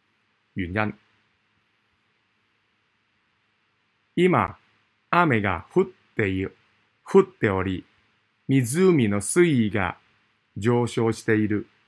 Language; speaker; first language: Japanese; non-native, fluent; Cantonese